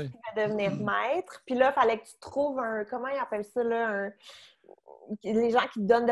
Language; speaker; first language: French; native; French